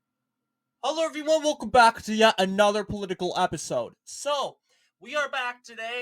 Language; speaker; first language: English; native; English